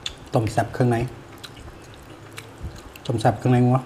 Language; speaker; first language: Thai; non-native, local second language; Northeastern Thai